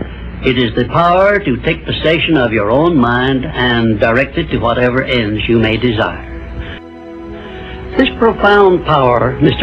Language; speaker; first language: English; native; English